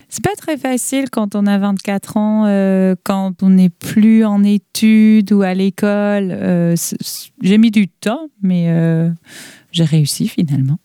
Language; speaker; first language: French; non-native, fluent; Dutch